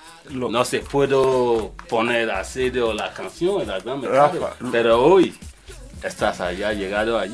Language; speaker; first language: Spanish; non-native, learner; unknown